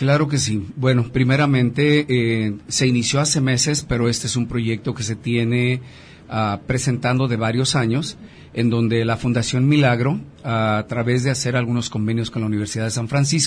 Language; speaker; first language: Spanish; native; Spanish